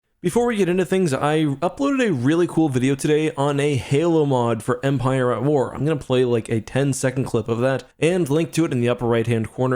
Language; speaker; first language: English; native; English